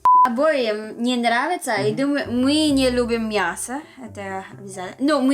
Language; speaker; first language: Russian; non-native, learner; Filipino